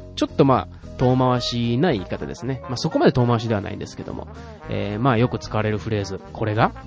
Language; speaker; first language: Japanese; native; Japanese